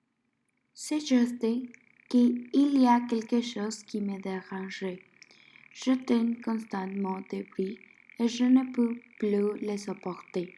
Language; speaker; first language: French; non-native, learner; Spanish